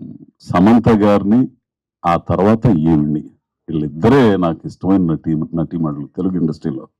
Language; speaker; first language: Telugu; native; Telugu